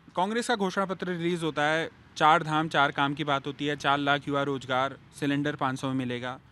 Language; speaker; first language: Hindi; native; Hindi